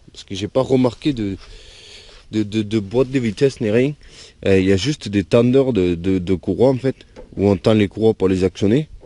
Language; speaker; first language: French; native; French